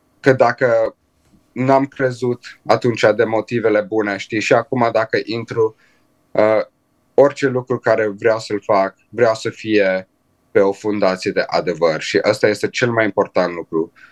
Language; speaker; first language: Romanian; early bilingual, heritage; Romanian